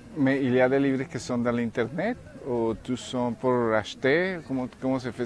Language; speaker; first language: French; non-native, learner; Spanish